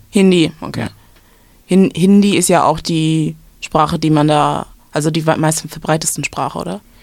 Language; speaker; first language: German; native; German